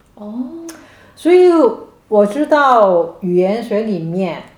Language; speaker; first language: Chinese; non-native, local second language; Cantonese